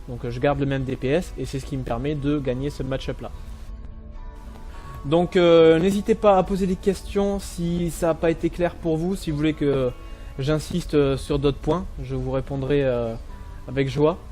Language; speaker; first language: French; native; French